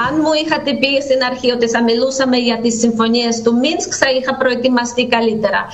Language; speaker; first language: Greek; non-native, fluent; Russian